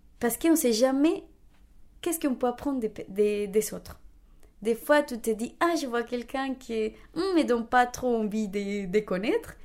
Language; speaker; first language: French; non-native, fluent; Spanish